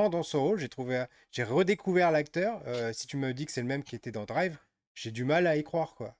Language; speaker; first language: French; native; French